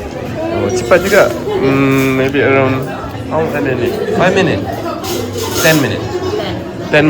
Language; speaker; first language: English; non-native, local second language; Malay